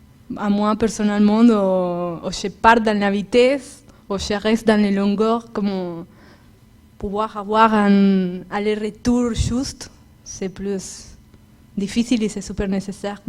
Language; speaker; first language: French; non-native, fluent; Spanish